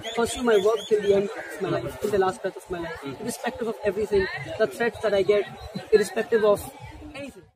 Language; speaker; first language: English; non-native, local second language; Urdu